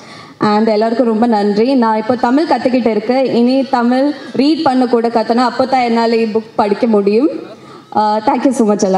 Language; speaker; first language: Tamil; non-native, learner; Malayalam